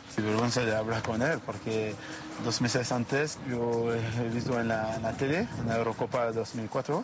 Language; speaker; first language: Spanish; non-native, learner; French